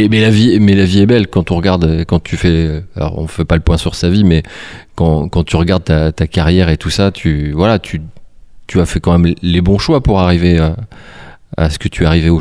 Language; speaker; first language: French; native; French